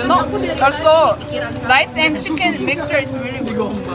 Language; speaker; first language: English; non-native, learner; Korean